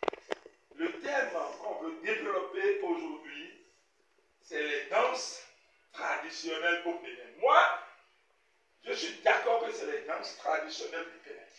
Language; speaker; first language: French; non-native, local second language; Fon